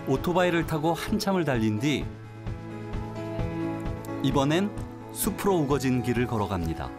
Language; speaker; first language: Korean; native; Korean